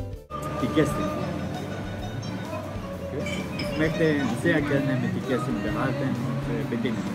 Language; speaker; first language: German; non-native, learner; Greek